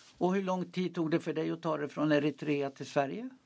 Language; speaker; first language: Swedish; native; Swedish